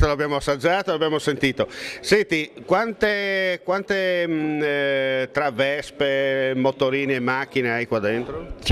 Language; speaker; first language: Italian; native; Italian